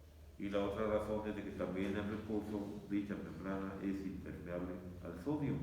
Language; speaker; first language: Spanish; native; Spanish